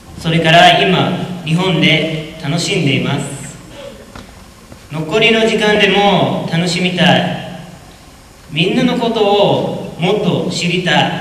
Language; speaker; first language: Japanese; non-native, learner; English